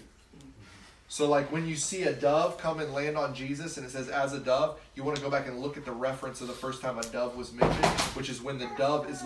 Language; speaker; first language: English; native; English